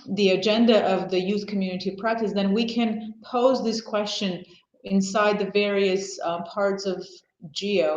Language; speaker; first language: English; non-native, fluent; Armenian